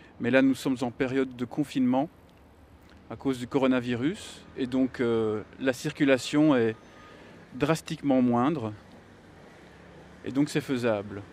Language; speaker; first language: French; native; French